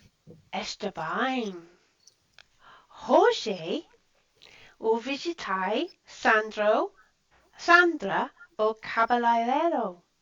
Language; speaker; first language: Portuguese; non-native, learner; English